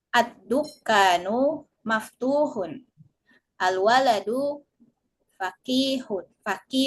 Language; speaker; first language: Arabic; non-native, learner; Indonesian